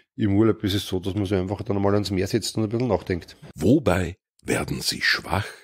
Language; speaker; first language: German; native; German